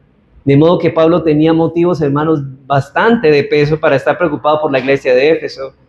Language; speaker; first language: Spanish; native; Spanish